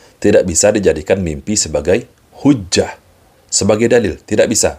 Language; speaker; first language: Indonesian; native; Indonesian